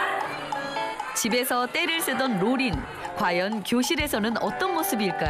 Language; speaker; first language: Korean; native; Korean